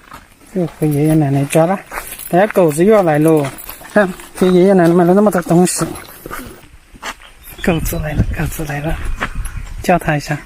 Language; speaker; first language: Chinese; native; Chinese